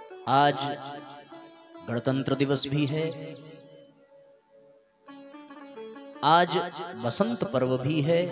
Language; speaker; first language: Hindi; native; Hindi